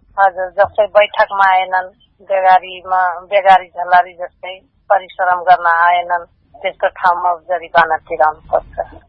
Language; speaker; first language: Nepali; non-native, local second language; Dangaura Tharu